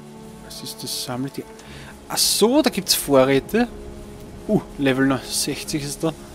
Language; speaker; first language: German; native; German